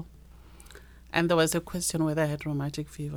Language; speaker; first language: English; non-native, local second language; Northern Sotho